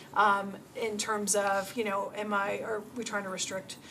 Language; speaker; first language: English; native; English